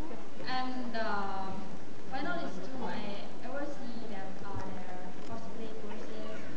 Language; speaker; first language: English; non-native, fluent; Thai